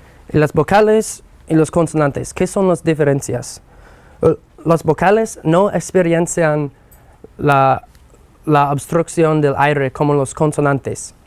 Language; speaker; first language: Spanish; non-native, fluent; English